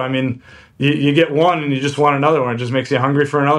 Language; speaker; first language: English; native; English